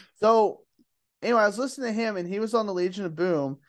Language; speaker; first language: English; native; English